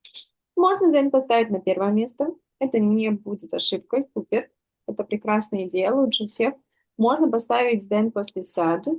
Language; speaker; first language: Russian; native; Russian